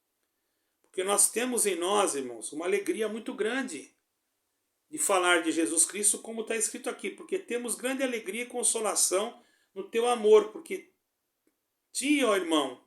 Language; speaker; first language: Portuguese; native; Portuguese